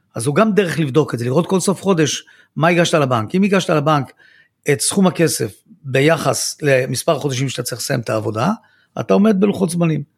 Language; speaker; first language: Hebrew; native; Hebrew